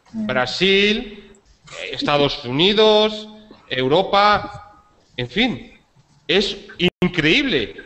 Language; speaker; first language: Spanish; native; Spanish